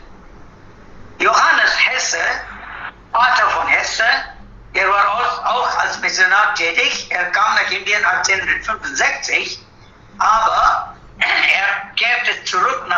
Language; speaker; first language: German; non-native, fluent; Tamil